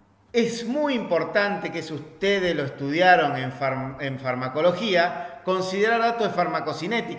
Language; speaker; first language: Spanish; native; Spanish